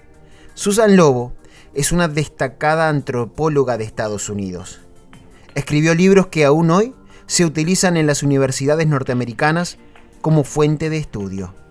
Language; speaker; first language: Spanish; native; Spanish